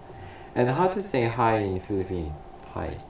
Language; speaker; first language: English; non-native, learner; Korean